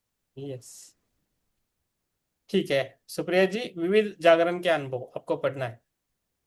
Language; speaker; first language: Hindi; native; Hindi